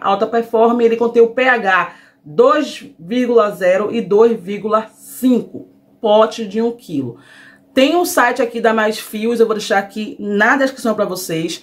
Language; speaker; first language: Portuguese; native; Portuguese